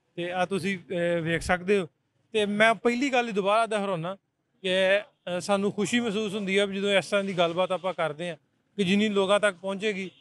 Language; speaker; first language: Punjabi; native; Punjabi